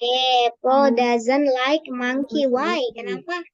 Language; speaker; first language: English; non-native, fluent; Indonesian